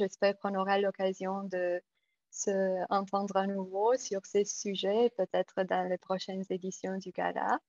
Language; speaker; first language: French; non-native, fluent; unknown